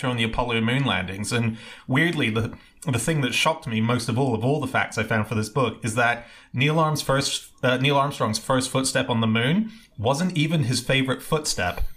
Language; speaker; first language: English; native; English